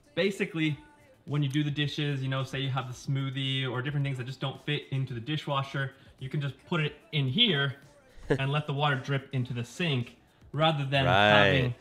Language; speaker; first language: English; native; English